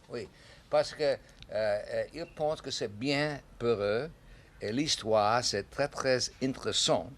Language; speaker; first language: French; non-native, learner; English